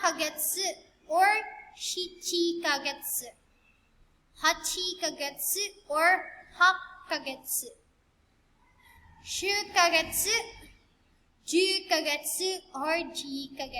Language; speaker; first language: Japanese; non-native, fluent; Filipino